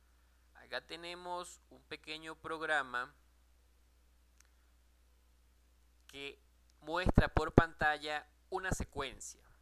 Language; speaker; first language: Spanish; native; Spanish